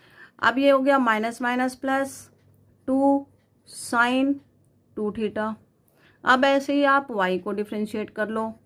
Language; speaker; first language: Hindi; native; Hindi